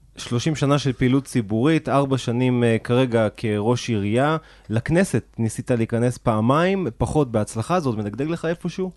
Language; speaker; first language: Hebrew; native; Hebrew